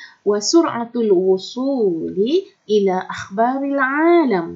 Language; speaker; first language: Arabic; non-native, fluent; Malay